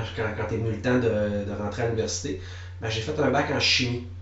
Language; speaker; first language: French; native; French